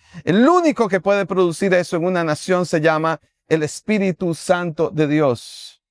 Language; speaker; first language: Spanish; native; Spanish